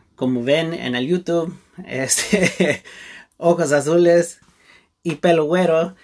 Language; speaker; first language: Spanish; early bilingual, heritage; Spanish